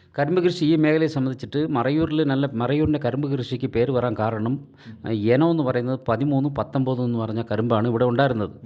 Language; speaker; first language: Malayalam; non-native, local second language; Tamil